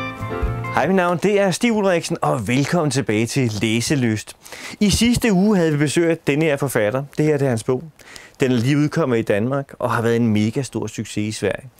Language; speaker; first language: Danish; native; Danish